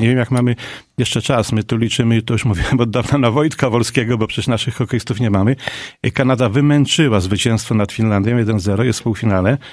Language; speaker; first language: Polish; native; Polish